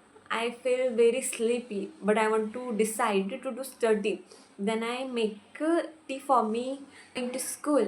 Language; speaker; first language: English; non-native, local second language; Hindi